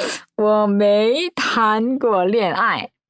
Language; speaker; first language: Chinese; non-native, fluent; Korean